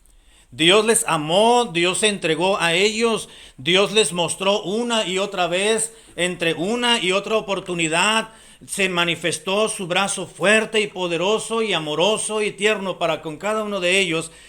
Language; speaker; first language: Spanish; native; Spanish